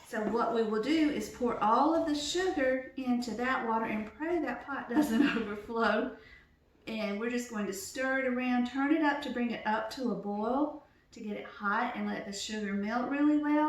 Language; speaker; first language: English; native; English